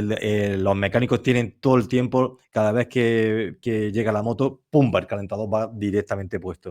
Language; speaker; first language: Spanish; native; Spanish